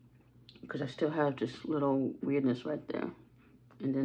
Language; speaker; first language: English; native; English